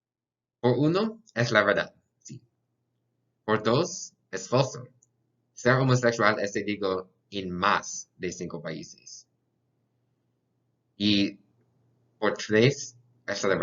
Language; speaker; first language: Spanish; non-native, learner; English